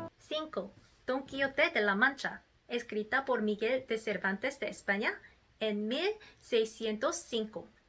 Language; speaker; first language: Spanish; non-native, learner; Korean